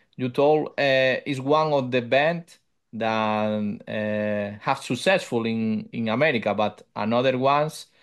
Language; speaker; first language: English; non-native, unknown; Spanish